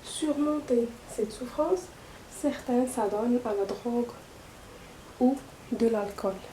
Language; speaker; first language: French; non-native, local second language; Arabic